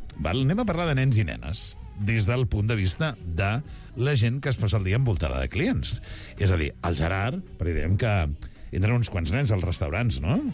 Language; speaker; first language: Catalan; native; Catalan